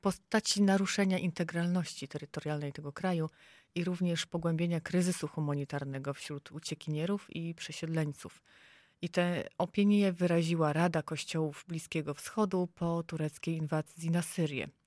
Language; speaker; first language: Polish; native; Polish